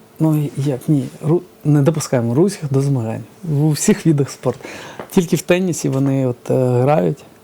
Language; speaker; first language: Ukrainian; early bilingual, other home language; Georgian